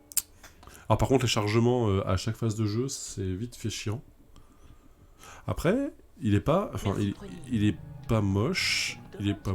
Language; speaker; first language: French; native; French